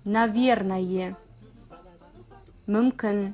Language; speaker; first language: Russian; non-native, fluent; Kazakh